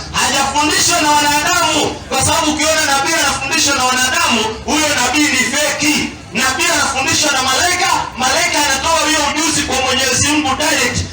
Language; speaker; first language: Swahili; non-native, local second language; Kikuyu